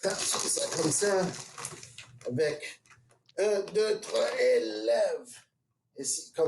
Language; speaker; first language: French; non-native, local second language; English